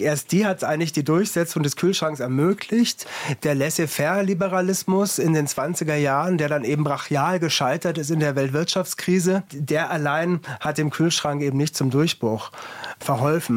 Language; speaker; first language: German; native; German